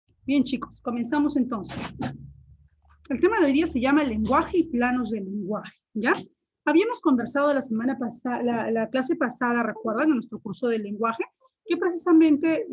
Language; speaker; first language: Spanish; native; Spanish